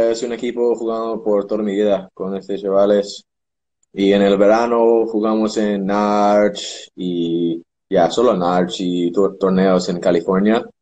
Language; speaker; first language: Spanish; non-native, learner; English